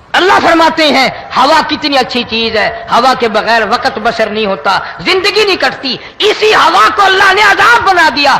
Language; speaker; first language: Urdu; non-native, local second language; Punjabi